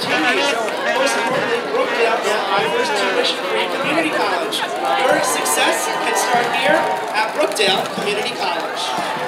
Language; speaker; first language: English; native; English